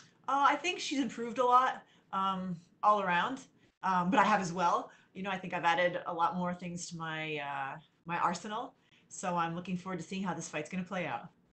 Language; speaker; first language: English; native; English